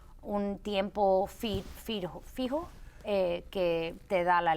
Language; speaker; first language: Spanish; early bilingual, heritage; Spanish